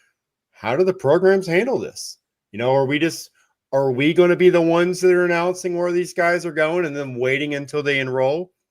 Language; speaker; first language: English; native; English